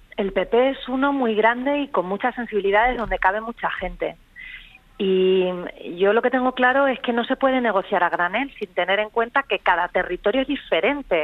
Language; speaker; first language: Spanish; native; Spanish